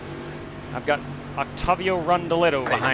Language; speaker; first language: English; native; English